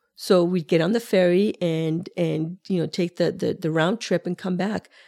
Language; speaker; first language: English; early bilingual, other home language; Spanish